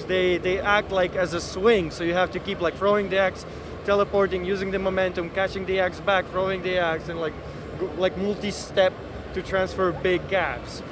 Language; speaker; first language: English; non-native, fluent; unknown